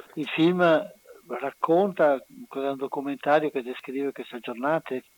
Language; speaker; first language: Italian; native; Italian